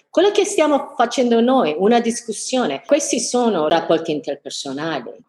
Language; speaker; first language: Italian; non-native, fluent; English